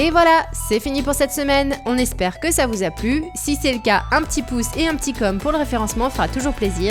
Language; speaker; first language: French; native; French